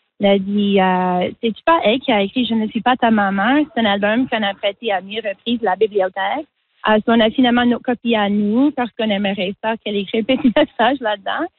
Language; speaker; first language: French; non-native, local second language; English